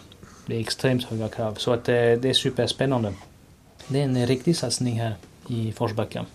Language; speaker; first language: Swedish; non-native, fluent; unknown